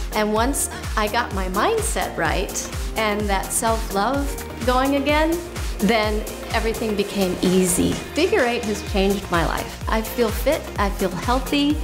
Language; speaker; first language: English; native; English